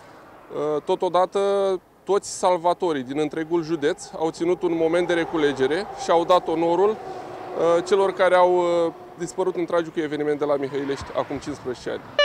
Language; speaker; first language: Romanian; native; Romanian